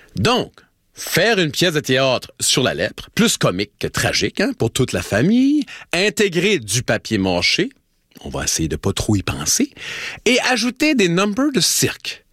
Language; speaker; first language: French; native; French